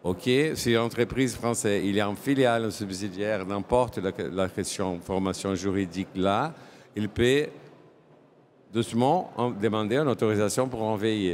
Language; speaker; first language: French; non-native, fluent; Portuguese